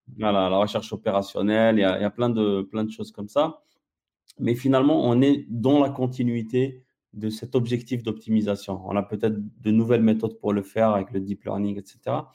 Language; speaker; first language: French; non-native, local second language; Arabic